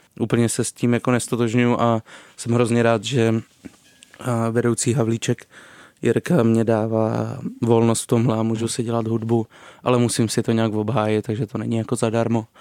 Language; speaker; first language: Czech; native; Czech